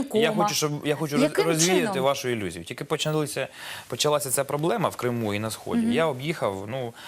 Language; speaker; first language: Ukrainian; native; Ukrainian